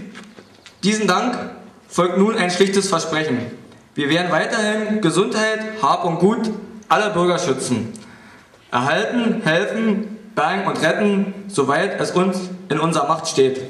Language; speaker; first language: German; native; German